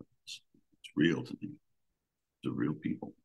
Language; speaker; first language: English; native; English